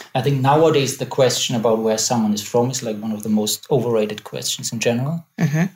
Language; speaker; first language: English; non-native, fluent; German